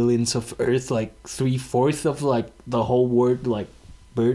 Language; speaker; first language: English; non-native, fluent; Vietnamese